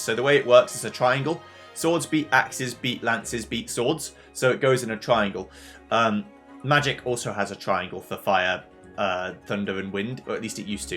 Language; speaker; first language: English; native; English